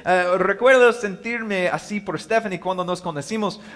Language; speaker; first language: Spanish; non-native, learner; English